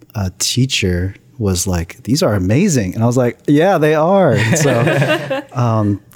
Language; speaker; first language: English; native; English